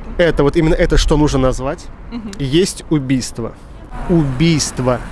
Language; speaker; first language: Russian; native; Russian